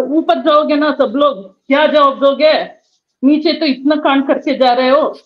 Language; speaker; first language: Hindi; non-native, local second language; Kannada